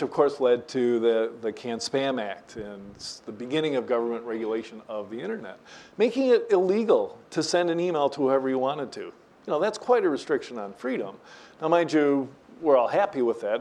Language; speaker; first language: English; native; English